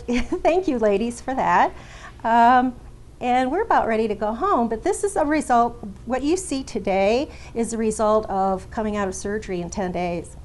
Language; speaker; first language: English; native; English